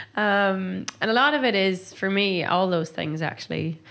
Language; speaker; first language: English; native; English